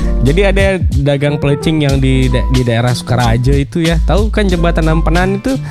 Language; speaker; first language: Indonesian; native; Indonesian